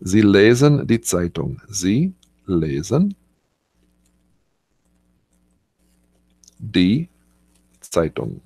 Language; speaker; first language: German; non-native, fluent; English